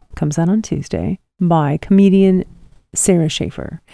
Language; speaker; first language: English; native; English